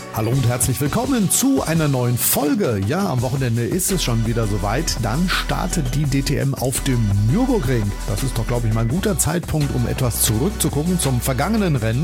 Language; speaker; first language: German; native; German